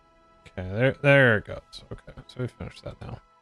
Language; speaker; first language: English; native; English